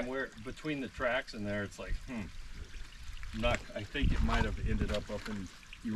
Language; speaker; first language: English; native; English